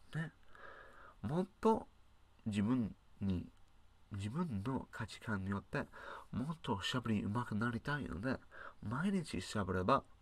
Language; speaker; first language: Japanese; non-native, learner; English